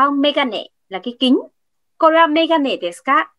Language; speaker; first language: Japanese; non-native, fluent; Vietnamese